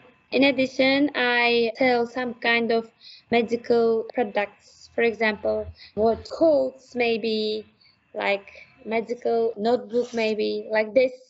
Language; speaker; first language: English; non-native, learner; Uzbek